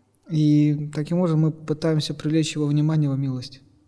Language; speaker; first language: Russian; native; Russian